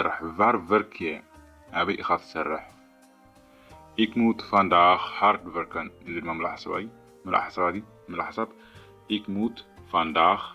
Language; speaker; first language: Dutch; non-native, fluent; Tigrinya